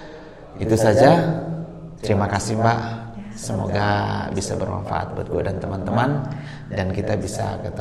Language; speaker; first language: Indonesian; native; Indonesian